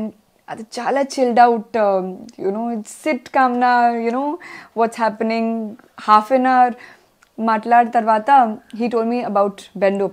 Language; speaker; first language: Telugu; non-native, learner; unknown